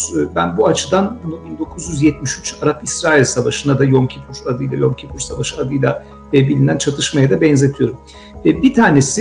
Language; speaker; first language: Turkish; native; Turkish